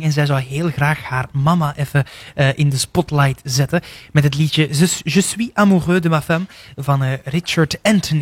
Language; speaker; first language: Dutch; native; Dutch